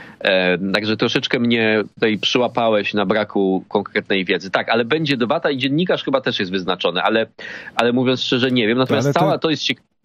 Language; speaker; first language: Polish; native; Polish